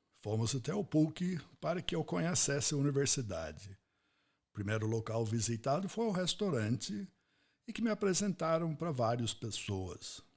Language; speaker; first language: Portuguese; non-native, fluent; English